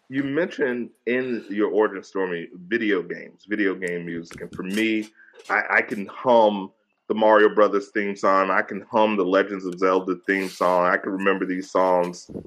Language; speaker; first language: English; native; English